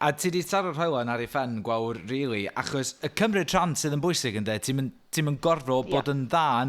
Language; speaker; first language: Welsh; native; Welsh